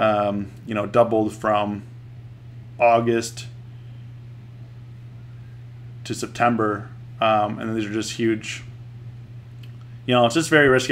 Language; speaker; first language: English; native; English